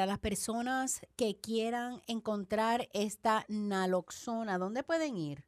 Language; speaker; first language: Spanish; native; Spanish